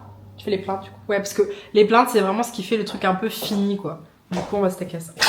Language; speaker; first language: French; native; French